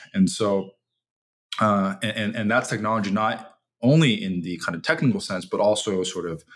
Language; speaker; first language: English; early bilingual, other home language; Chinese